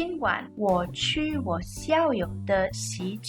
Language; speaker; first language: Chinese; non-native, learner; English